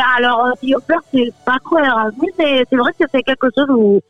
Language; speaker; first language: French; non-native, fluent; Spanish